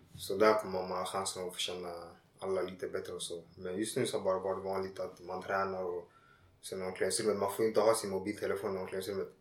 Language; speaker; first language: Swedish; early bilingual, other home language; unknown